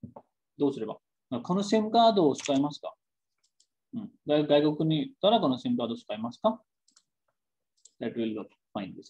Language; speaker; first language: Japanese; non-native, fluent; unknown